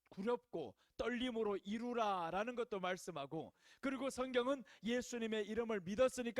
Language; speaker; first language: Korean; native; Korean